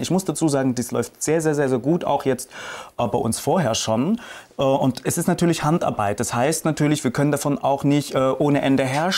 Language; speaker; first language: German; native; German